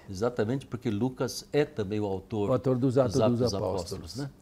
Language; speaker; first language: Portuguese; native; Portuguese